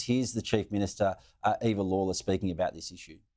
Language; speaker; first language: English; native; English